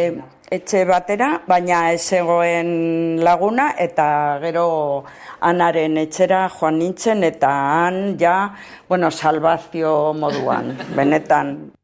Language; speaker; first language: Basque; non-native, local second language; Spanish